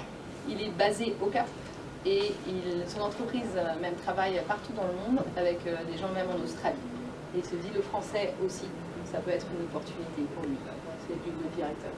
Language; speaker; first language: French; native; French